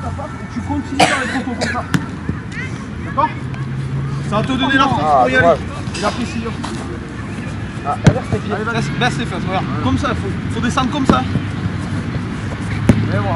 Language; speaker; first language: French; native; French